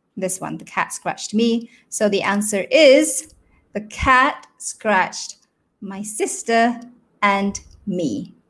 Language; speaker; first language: English; non-native, local second language; Malay